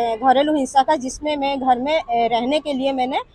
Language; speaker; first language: Hindi; non-native, local second language; Odia